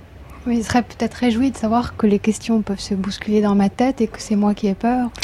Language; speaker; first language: French; native; French